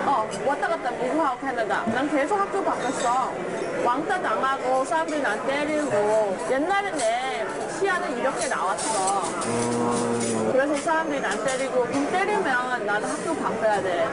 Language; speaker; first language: Korean; early bilingual, heritage; English